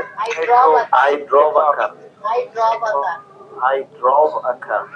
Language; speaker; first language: English; non-native, learner; Bangla